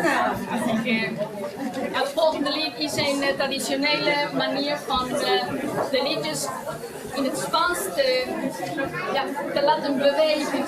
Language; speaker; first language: Dutch; non-native, fluent; Spanish